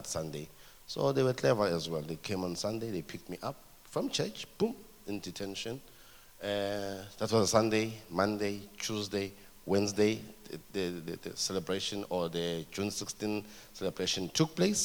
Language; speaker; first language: English; non-native, local second language; Zulu